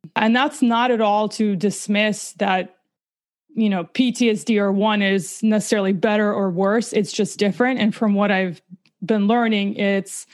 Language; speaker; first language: English; early bilingual, other home language; Russian